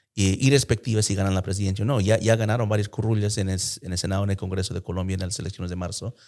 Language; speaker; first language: Spanish; early bilingual, heritage; Spanish